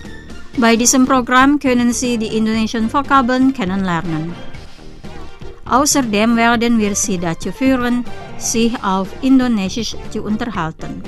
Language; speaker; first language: German; non-native, fluent; Indonesian